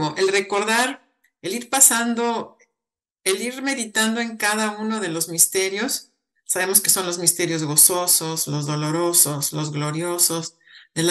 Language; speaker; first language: Spanish; native; Spanish